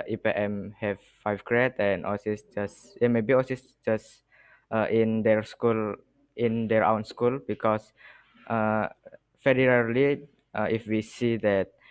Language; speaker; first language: English; non-native, learner; Indonesian